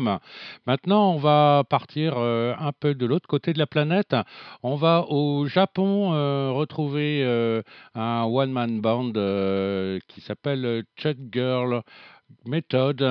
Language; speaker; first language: French; native; French